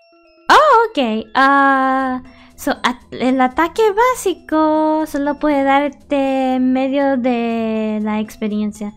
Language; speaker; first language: Spanish; early bilingual, heritage; Spanish